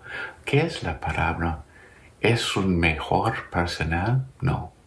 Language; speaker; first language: Spanish; non-native, learner; English